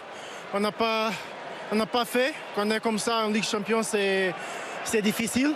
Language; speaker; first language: French; non-native, fluent; Portuguese